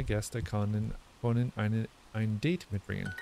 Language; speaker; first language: German; non-native, learner; English